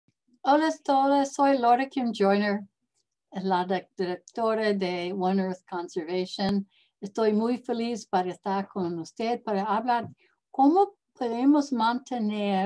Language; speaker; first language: Spanish; non-native, learner; English